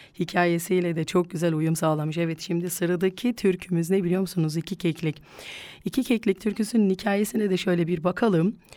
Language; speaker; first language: Turkish; native; Turkish